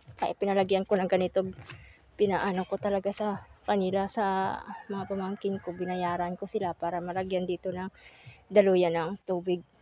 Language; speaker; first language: Filipino; non-native, local second language; Hiligaynon